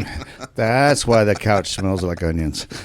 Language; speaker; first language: English; native; English